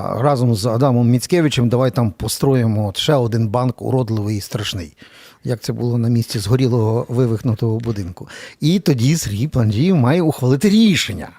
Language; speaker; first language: Ukrainian; native; Ukrainian